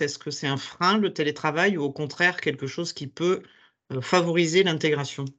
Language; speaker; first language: French; native; French